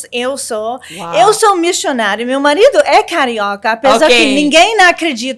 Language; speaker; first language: Portuguese; non-native, learner; English